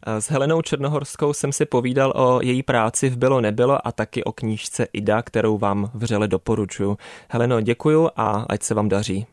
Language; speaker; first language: Czech; native; Czech